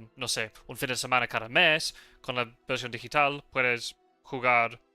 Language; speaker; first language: Spanish; non-native, learner; English